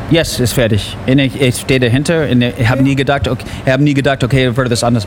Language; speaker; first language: German; non-native, learner; English